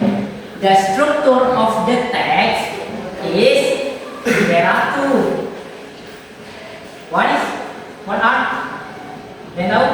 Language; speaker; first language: English; non-native, fluent; Indonesian